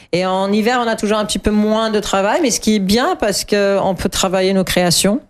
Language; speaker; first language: French; non-native, fluent; German